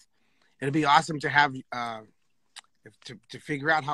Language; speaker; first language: English; native; English